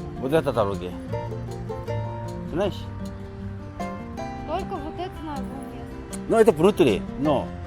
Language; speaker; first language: Russian; non-native, learner; Korean